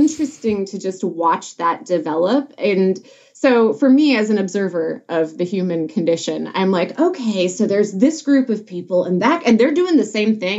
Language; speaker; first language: English; native; English